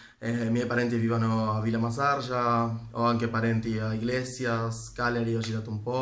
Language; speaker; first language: Italian; non-native, fluent; Spanish